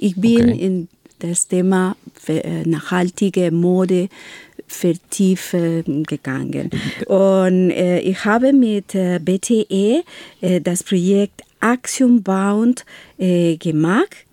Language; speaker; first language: German; non-native, learner; Spanish